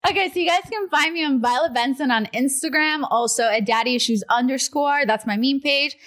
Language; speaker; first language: English; non-native, fluent; Russian